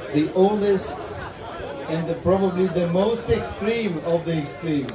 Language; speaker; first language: English; non-native, fluent; German